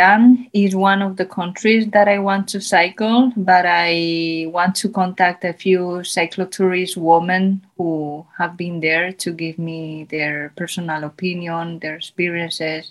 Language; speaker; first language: English; non-native, fluent; Spanish